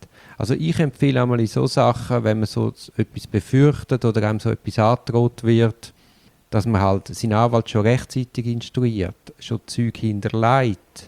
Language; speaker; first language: German; native; German